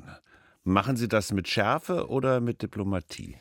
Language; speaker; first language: German; native; German